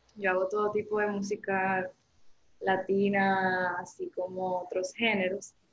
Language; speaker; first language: Spanish; early bilingual, other home language; French